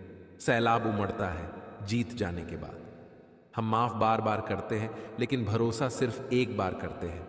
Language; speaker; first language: Hindi; native; Hindi